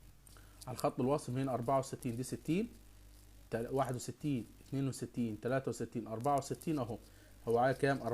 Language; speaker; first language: Arabic; native; Arabic